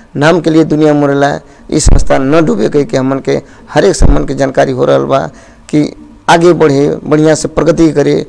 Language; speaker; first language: Bhojpuri; non-native, local second language; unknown